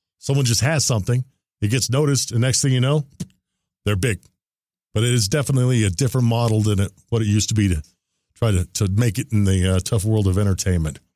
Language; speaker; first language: English; native; English